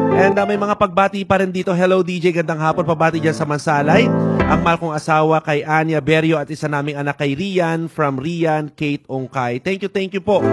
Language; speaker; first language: Filipino; native; Filipino